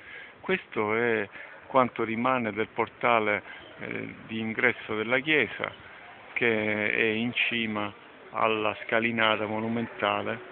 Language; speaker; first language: Italian; native; Italian